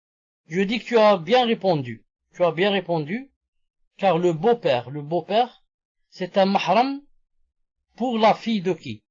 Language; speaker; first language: French; non-native, local second language; Arabic